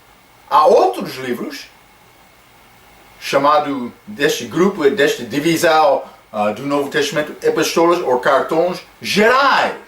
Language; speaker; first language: Portuguese; non-native, fluent; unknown